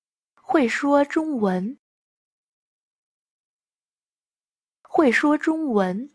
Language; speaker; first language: Chinese; non-native, fluent; Vietnamese